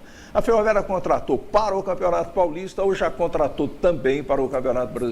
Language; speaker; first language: Portuguese; native; Portuguese